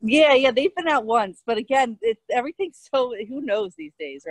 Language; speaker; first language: English; native; English